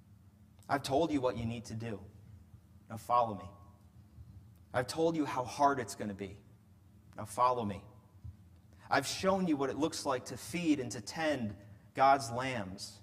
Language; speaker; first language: English; native; English